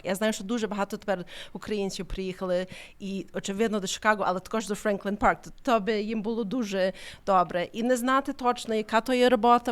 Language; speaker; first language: Ukrainian; early bilingual, heritage; Ukrainian